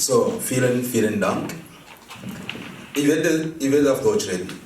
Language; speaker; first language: German; non-native, fluent; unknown